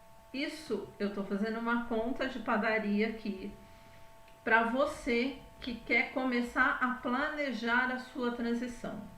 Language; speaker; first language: Portuguese; native; Portuguese